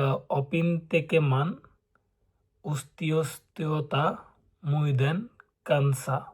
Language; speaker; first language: Finnish; non-native, learner; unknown